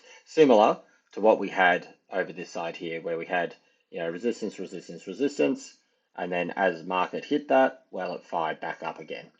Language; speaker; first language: English; native; English